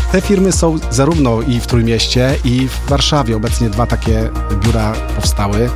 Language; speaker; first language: Polish; native; Polish